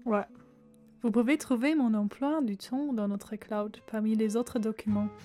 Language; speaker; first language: French; non-native, fluent; German